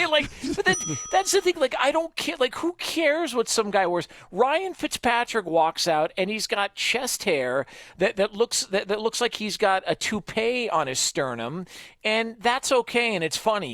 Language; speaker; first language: English; native; English